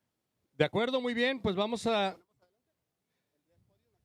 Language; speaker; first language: Spanish; native; Spanish